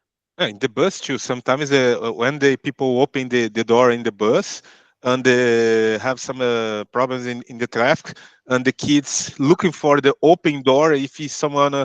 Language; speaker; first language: English; non-native, learner; Portuguese